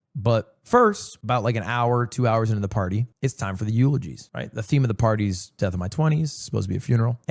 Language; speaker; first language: English; native; English